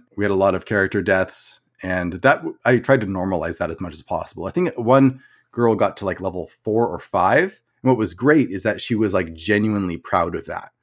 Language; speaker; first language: English; native; English